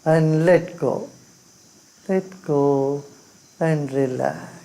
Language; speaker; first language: English; non-native, local second language; Hindi